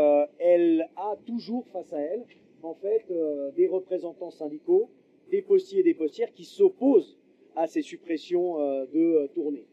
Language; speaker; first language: French; native; French